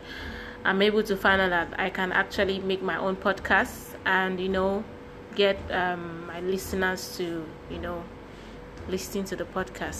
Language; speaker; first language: English; non-native, local second language; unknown